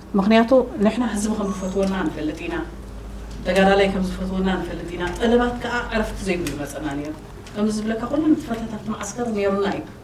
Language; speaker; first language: Tigrinya; native; Tigrinya